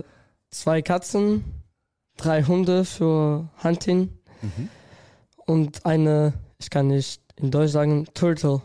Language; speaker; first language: German; non-native, learner; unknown